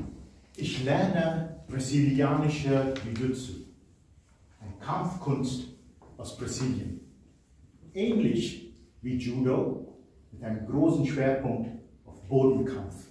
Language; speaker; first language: German; non-native, fluent; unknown